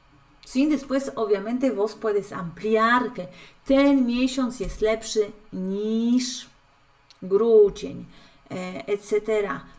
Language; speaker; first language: Spanish; non-native, fluent; Polish